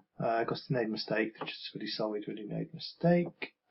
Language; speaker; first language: Welsh; non-native, local second language; English